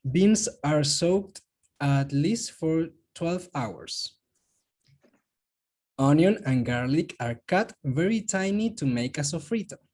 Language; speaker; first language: English; non-native, learner; Spanish